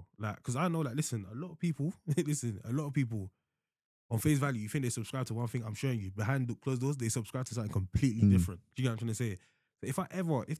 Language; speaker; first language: English; native; English